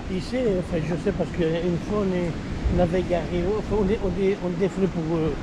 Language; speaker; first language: French; non-native, fluent; Spanish